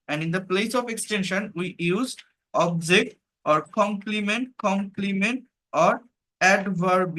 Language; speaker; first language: English; non-native, fluent; Bangla